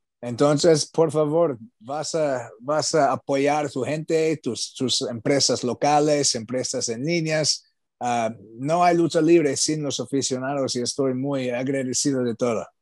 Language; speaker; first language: Spanish; non-native, learner; English